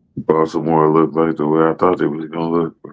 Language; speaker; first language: English; native; English